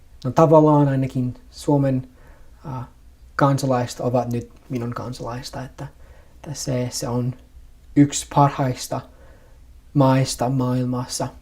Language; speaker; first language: Finnish; non-native, fluent; English